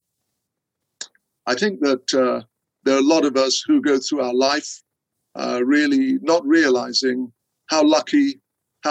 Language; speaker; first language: English; non-native, local second language; Akan